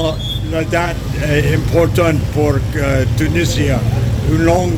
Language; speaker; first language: French; non-native, learner; English